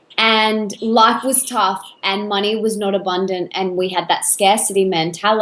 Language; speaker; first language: English; native; English